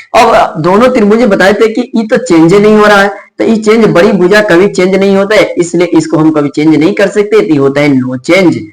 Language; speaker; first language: Hindi; native; Hindi